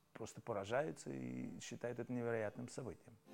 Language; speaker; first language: Russian; native; Russian